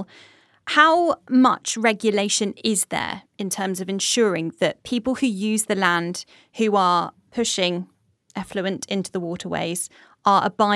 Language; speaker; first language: English; native; English